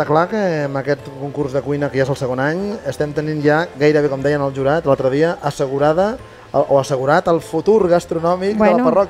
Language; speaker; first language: Catalan; native; Catalan